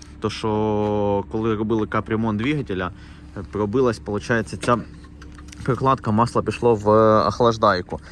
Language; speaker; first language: Ukrainian; non-native, local second language; Russian